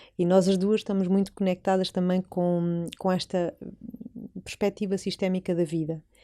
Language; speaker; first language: Portuguese; native; Portuguese